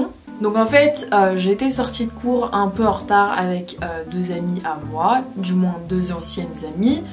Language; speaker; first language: French; native; French